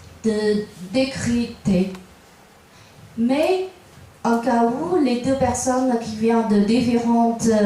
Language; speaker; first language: French; non-native, fluent; Chinese